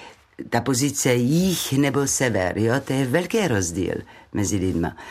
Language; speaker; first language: Czech; non-native, learner; French